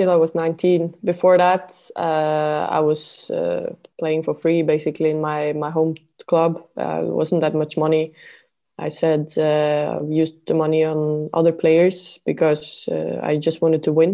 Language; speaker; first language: English; non-native, fluent; Norwegian